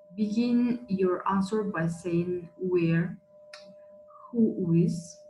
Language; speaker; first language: English; non-native, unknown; Kazakh